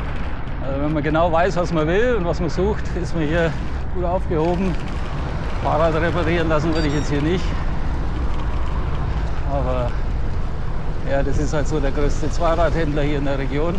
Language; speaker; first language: German; native; German